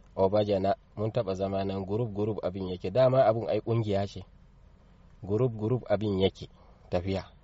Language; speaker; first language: Hausa; non-native, local second language; Fula